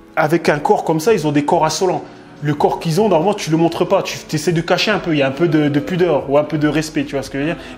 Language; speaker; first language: French; native; French